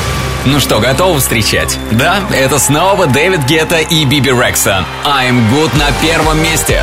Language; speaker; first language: Russian; native; Russian